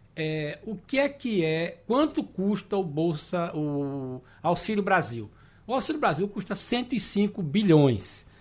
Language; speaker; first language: Portuguese; native; Portuguese